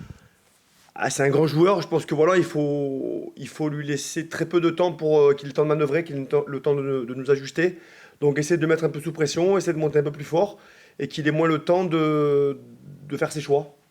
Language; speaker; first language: French; native; French